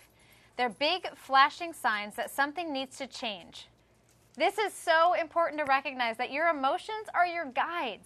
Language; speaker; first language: English; native; English